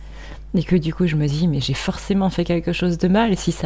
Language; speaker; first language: French; native; French